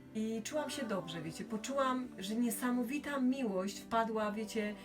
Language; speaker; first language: Polish; native; Polish